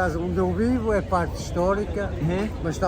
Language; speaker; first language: Portuguese; native; Portuguese